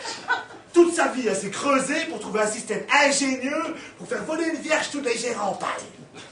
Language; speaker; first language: French; native; French